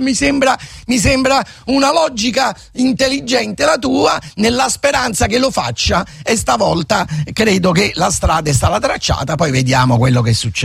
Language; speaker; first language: Italian; native; Italian